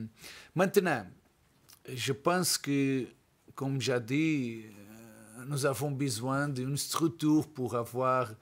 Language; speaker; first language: French; non-native, learner; Portuguese